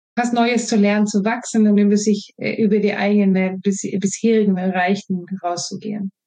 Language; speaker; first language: German; non-native, fluent; Swedish